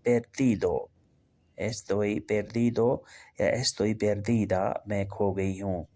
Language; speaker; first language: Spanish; non-native, fluent; Urdu